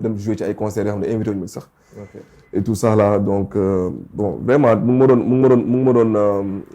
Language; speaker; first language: Wolof; early bilingual, other home language; English